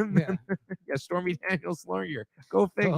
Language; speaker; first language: English; native; English